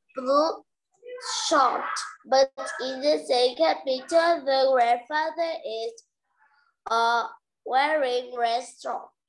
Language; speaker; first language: English; non-native, learner; Vietnamese